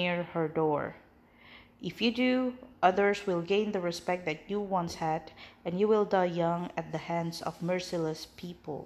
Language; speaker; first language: English; non-native, fluent; Indonesian